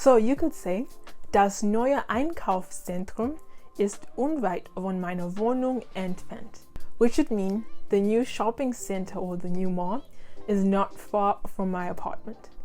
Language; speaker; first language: German; non-native, learner; English